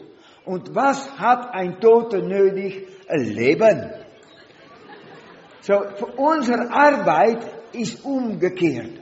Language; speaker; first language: German; non-native, learner; Dutch